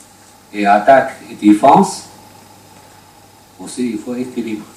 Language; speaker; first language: French; non-native, learner; Chinese